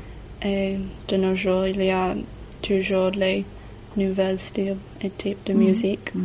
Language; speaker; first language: French; non-native, learner; English